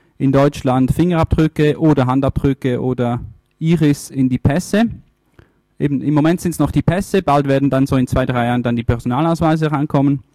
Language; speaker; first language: German; early bilingual, other home language; Italian